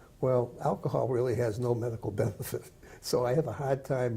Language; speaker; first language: English; native; English